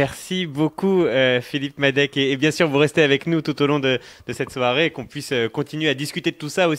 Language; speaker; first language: French; native; French